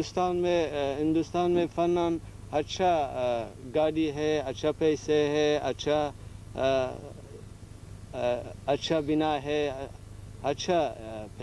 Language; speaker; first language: Hindi; non-native, learner; Central Kurdish